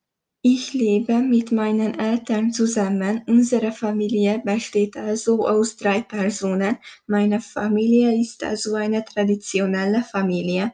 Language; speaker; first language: German; non-native, learner; Hungarian